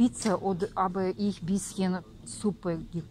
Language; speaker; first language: German; non-native, learner; Russian